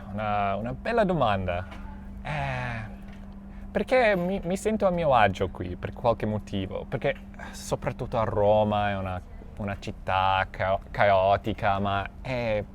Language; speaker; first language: Italian; non-native, fluent; English